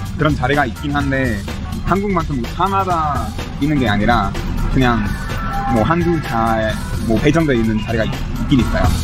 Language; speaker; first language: Korean; non-native, fluent; English